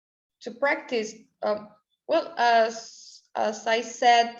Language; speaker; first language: English; non-native, learner; Spanish